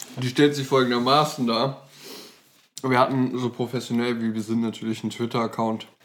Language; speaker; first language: German; native; German